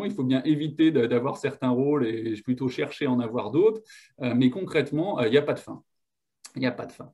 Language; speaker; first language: French; native; French